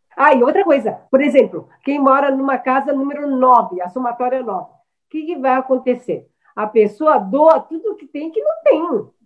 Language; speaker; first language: Portuguese; early bilingual, other home language; Chinese